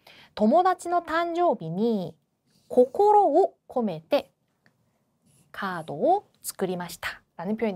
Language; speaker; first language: Japanese; non-native, fluent; Korean